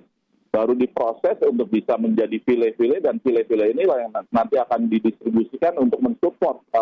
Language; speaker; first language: Indonesian; native; Indonesian